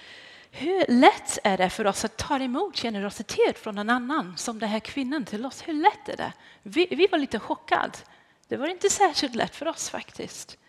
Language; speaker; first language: Swedish; non-native, fluent; English